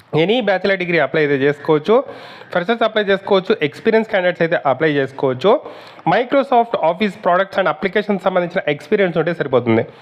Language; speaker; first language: Telugu; native; Telugu